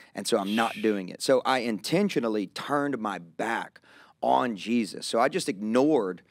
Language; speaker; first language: English; native; English